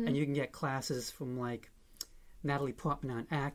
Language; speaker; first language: English; native; English